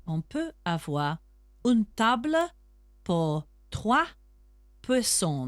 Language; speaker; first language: French; non-native, learner; English